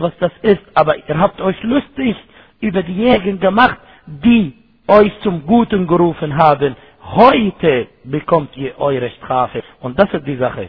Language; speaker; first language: German; non-native, fluent; Arabic